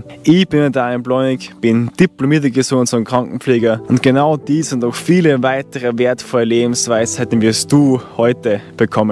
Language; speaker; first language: German; native; German